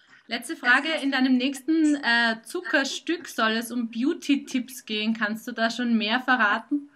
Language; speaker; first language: German; native; German